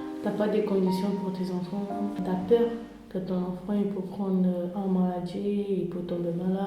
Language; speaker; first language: French; non-native, fluent; Romanian